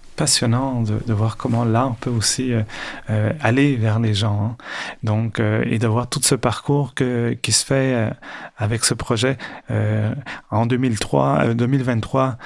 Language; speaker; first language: French; non-native, fluent; Spanish